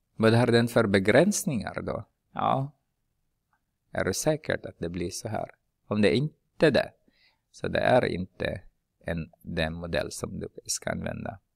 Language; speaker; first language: Swedish; non-native, fluent; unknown